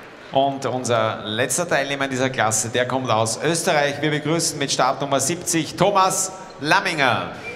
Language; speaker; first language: German; native; German